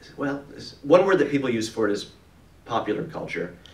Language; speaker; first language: English; native; English